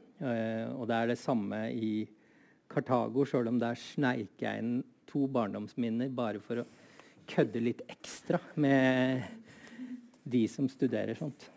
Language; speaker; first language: Norwegian; native; Norwegian